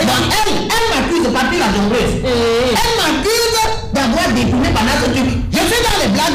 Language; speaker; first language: French; native; French